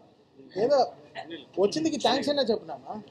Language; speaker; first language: Telugu; native; Telugu